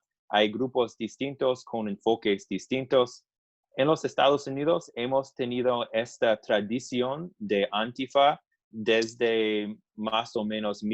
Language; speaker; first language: Spanish; non-native, fluent; English